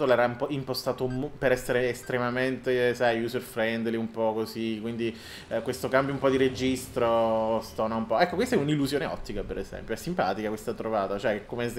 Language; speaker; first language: Italian; native; Italian